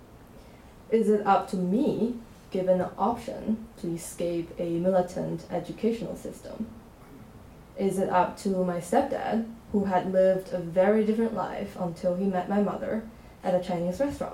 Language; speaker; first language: English; non-native, fluent; Chinese